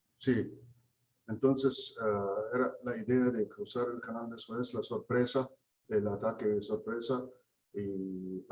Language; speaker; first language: Spanish; non-native, fluent; Arabic